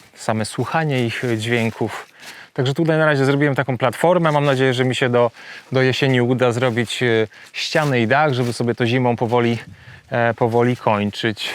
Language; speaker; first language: Polish; native; Polish